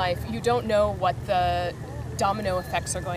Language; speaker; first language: English; native; English